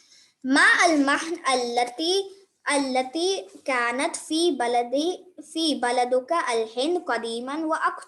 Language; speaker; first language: Arabic; non-native, learner; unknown